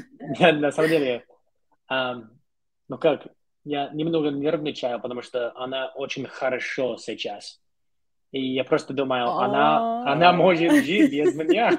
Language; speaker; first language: Russian; non-native, learner; English